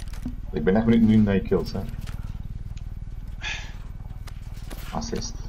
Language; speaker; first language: Dutch; non-native, local second language; Turkish